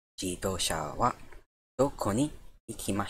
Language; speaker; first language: Japanese; non-native, learner; English